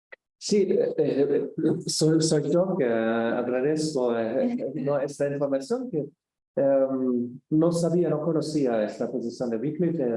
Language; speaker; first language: Spanish; non-native, fluent; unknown